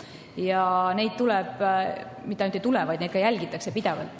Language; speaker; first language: Estonian; native; Estonian